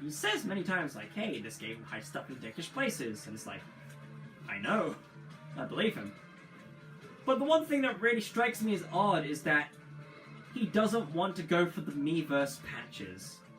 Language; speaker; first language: English; native; English